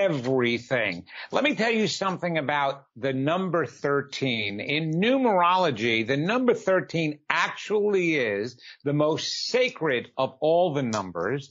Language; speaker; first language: English; native; English